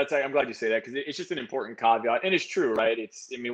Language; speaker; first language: English; native; English